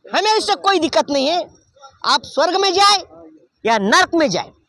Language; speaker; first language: Hindi; non-native, local second language; Marathi